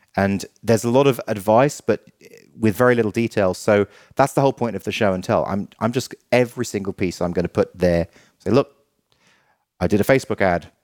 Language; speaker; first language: English; native; English